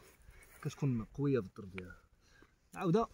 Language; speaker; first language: Arabic; native; Arabic